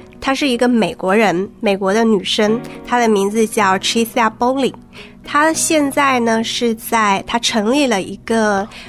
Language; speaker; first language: Chinese; native; Chinese